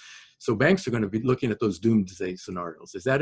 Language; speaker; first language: English; native; English